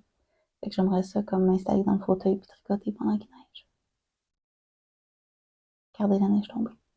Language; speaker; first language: French; native; French